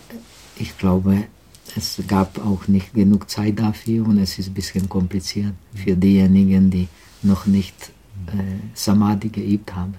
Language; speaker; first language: German; non-native, fluent; Czech